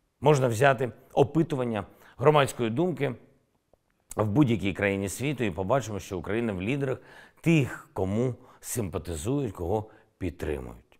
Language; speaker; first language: Ukrainian; native; Ukrainian